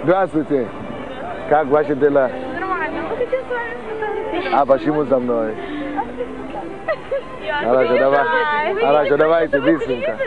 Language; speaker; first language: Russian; non-native, fluent; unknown